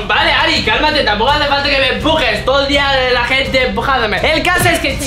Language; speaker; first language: Spanish; native; Spanish